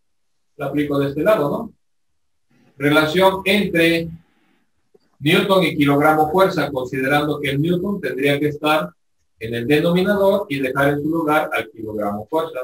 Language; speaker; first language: Spanish; native; Spanish